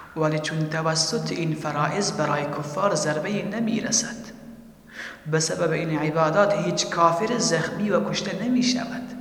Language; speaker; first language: Persian; native; Persian